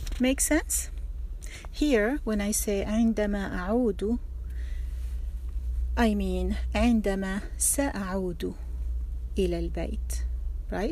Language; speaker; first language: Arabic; non-native, fluent; English